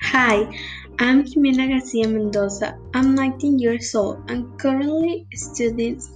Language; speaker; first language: English; non-native, learner; Spanish